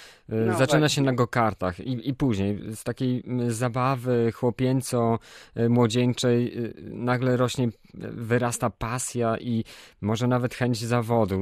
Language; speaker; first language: Polish; native; Polish